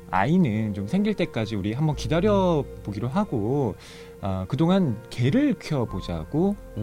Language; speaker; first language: Korean; native; Korean